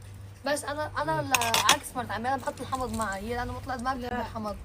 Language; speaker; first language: Arabic; native; Arabic